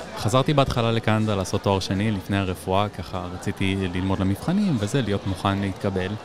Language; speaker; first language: Hebrew; native; Hebrew